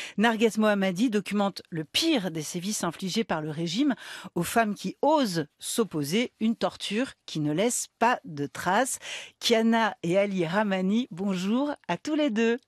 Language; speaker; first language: French; native; French